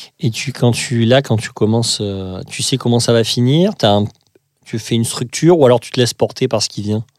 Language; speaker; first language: French; native; French